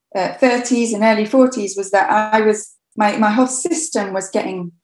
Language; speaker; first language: English; native; English